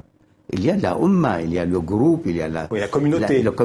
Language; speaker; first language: French; non-native, fluent; Arabic